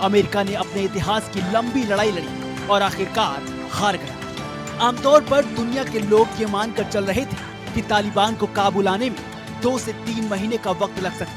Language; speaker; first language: Hindi; native; Hindi